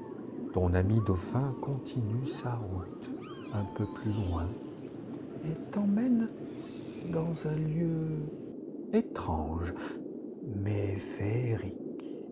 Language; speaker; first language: French; native; French